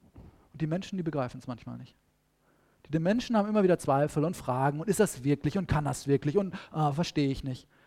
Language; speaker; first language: German; native; German